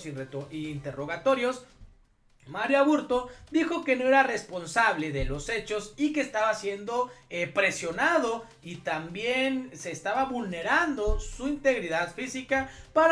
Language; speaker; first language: Spanish; native; Spanish